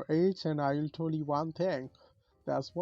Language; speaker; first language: English; non-native, learner; Bangla